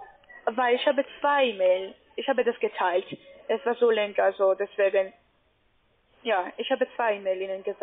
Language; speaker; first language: German; non-native, learner; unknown